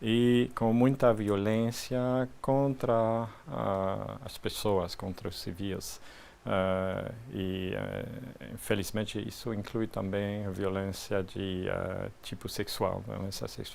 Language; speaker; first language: Portuguese; non-native, fluent; French